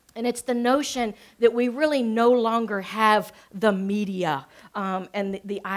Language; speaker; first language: English; native; English